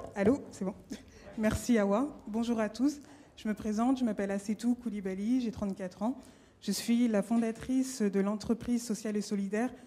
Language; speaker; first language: French; native; French